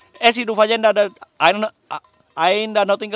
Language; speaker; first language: Portuguese; non-native, learner; Vietnamese